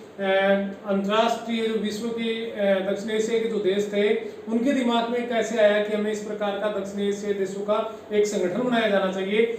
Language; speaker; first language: Hindi; native; Hindi